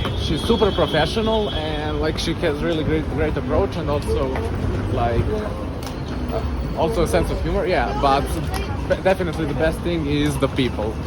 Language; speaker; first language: English; non-native, fluent; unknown